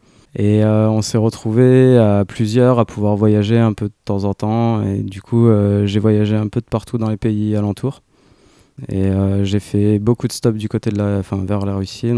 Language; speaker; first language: French; native; French